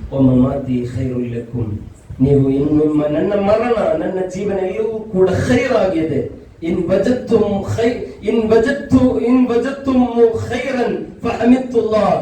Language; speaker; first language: Kannada; non-native, local second language; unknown